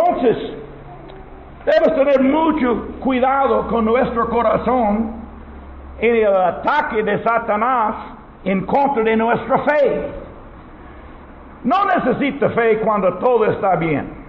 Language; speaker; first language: Spanish; non-native, learner; English